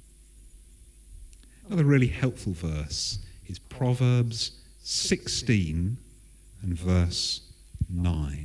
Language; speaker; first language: English; native; English